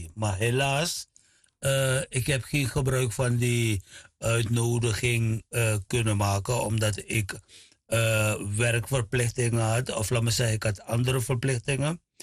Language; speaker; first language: Dutch; native; Dutch